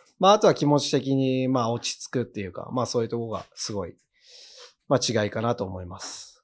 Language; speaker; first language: Japanese; native; Japanese